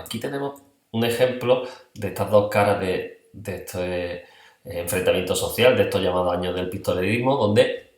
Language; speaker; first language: Spanish; native; Spanish